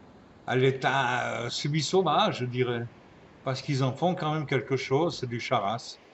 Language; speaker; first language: French; native; French